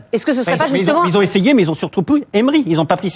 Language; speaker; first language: French; native; French